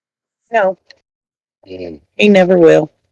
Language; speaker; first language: English; native; English